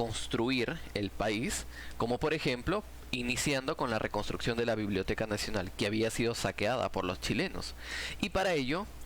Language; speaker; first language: Spanish; native; Spanish